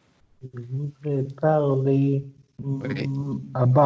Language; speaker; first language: French; non-native, learner; Arabic